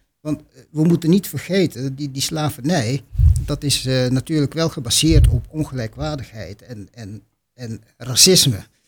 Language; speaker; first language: Dutch; native; Dutch